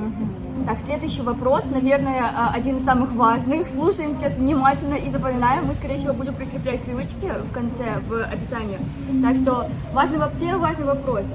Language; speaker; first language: Russian; native; Russian